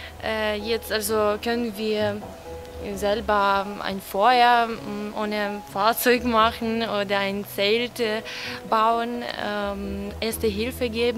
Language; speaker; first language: German; non-native, learner; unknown